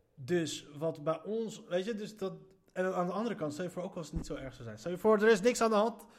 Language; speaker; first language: Dutch; early bilingual, other home language; Arabic